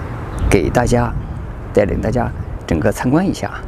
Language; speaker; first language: Chinese; native; Chinese